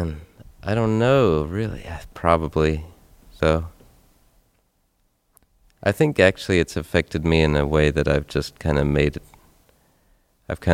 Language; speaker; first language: English; native; English